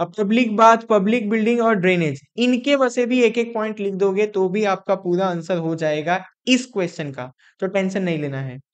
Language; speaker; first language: Hindi; non-native, local second language; Gujarati